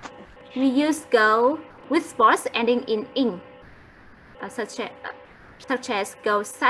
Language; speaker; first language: English; non-native, fluent; Vietnamese